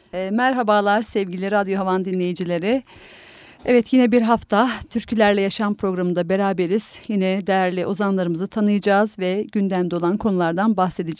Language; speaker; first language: Turkish; native; Turkish